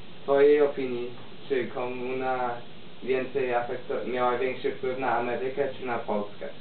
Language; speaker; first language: Polish; early bilingual, heritage; Polish